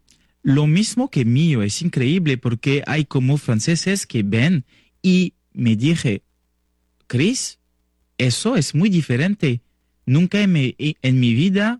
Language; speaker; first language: Spanish; non-native, learner; French